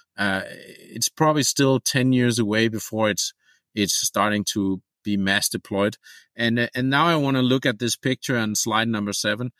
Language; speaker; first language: English; non-native, fluent; Danish